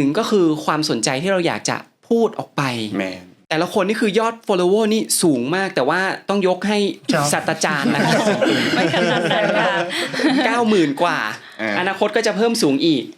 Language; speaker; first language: Thai; native; Thai